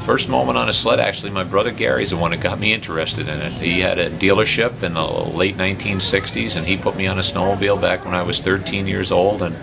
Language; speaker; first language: English; native; English